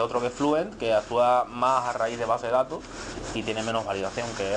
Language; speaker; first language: Spanish; native; Spanish